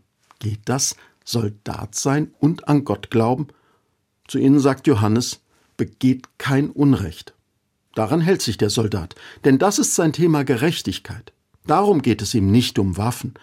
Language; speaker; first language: German; native; German